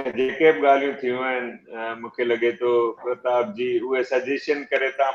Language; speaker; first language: Sindhi; early bilingual, heritage; Sindhi